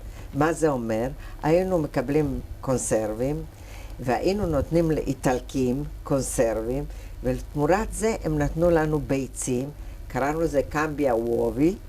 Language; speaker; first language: Hebrew; early bilingual, other home language; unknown